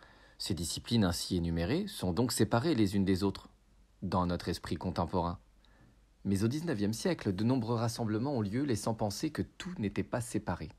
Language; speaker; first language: French; native; French